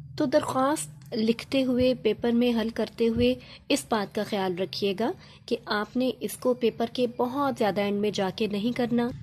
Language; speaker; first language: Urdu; native; Urdu